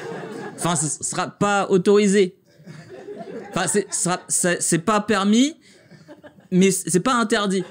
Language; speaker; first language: French; native; French